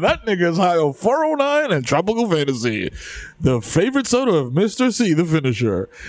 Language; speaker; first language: English; early bilingual, other home language; Spanish